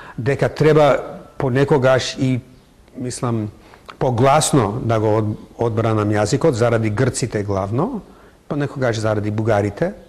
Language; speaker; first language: Macedonian; non-native, fluent; English